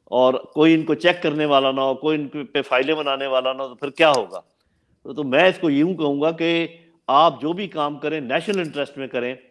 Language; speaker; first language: Urdu; non-native, local second language; Punjabi